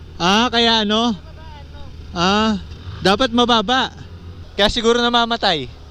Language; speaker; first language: Filipino; non-native, local second language; Pampanga